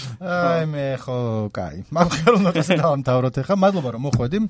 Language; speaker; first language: Georgian; native; Georgian